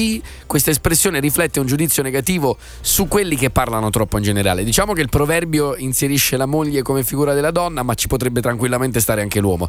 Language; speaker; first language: Italian; native; Italian